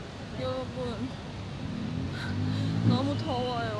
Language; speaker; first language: Korean; non-native, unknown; Thai